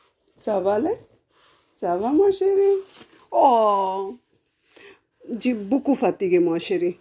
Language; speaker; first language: French; non-native, learner; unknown